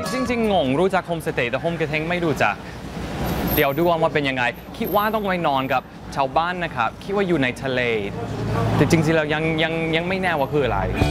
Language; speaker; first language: Thai; non-native, fluent; English